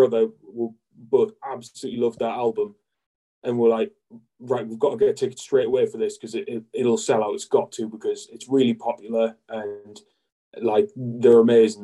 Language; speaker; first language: English; native; English